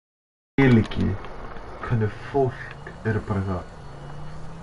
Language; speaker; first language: Icelandic; early bilingual, heritage; Icelandic